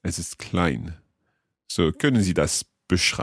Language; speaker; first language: German; non-native, learner; English